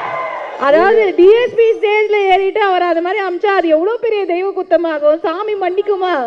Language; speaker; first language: Tamil; native; Tamil